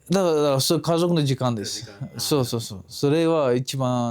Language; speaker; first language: Japanese; non-native, fluent; Kashmiri